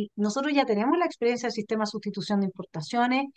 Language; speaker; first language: Spanish; native; Spanish